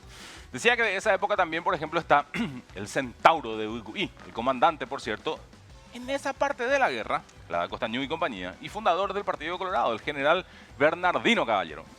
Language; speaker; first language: Spanish; native; Spanish